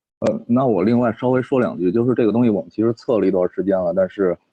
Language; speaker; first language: Chinese; native; Chinese